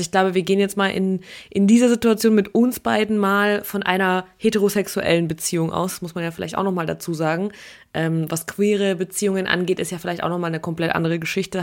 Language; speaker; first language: German; early bilingual, other home language; Russian